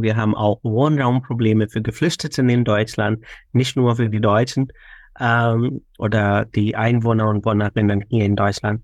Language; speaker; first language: German; non-native, fluent; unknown